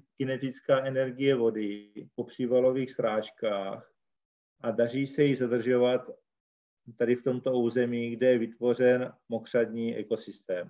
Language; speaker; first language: Czech; native; Czech